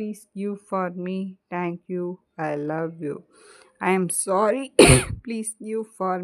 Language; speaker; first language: English; non-native, learner; Tamil